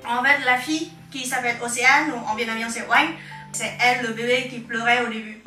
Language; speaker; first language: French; non-native, fluent; Vietnamese